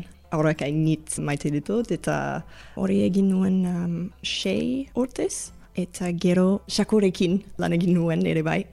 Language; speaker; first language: Basque; non-native, fluent; English